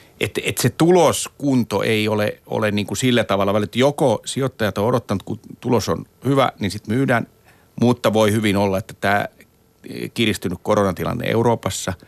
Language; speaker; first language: Finnish; native; Finnish